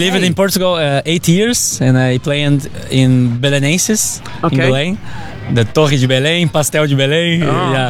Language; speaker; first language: English; non-native, fluent; Portuguese